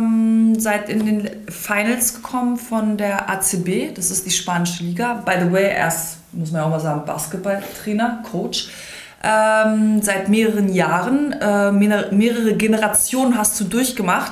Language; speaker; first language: German; early bilingual, other home language; Serbian